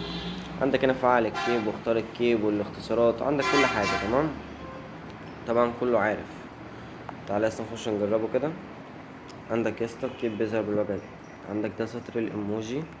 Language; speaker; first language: Arabic; native; Arabic